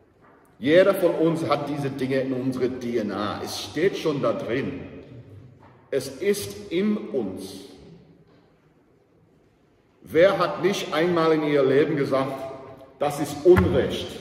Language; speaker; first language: German; non-native, learner; English